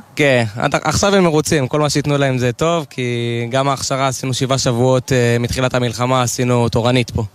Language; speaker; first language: Hebrew; native; Hebrew